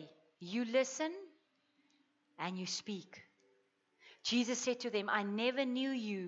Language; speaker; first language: English; non-native, local second language; Afrikaans